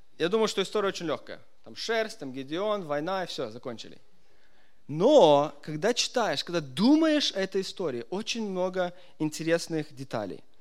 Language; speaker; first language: Russian; early bilingual, heritage; Russian